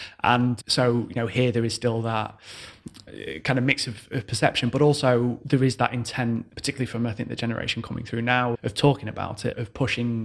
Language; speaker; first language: English; native; English